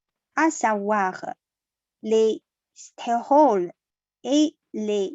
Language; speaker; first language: French; non-native, learner; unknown